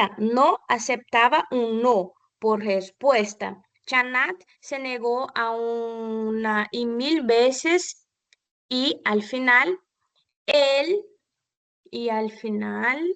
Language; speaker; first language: Spanish; non-native, learner; Portuguese